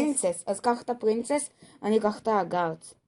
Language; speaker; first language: Hebrew; native; Hebrew